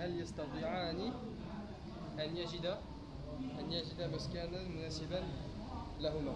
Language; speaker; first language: Arabic; non-native, learner; French